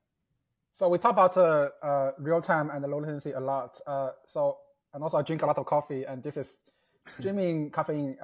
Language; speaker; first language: English; non-native, fluent; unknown